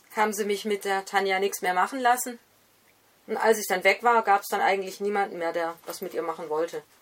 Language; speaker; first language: German; native; German